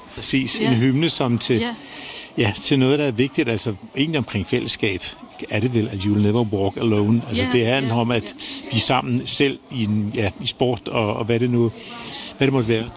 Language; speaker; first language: Danish; native; Danish